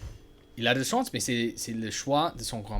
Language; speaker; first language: French; non-native, learner; English